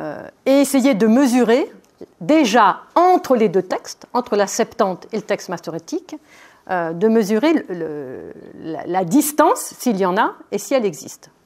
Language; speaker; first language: French; native; French